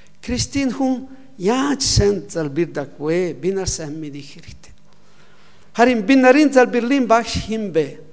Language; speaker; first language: Mongolian; non-native, learner; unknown